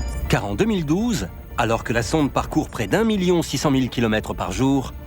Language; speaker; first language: French; native; French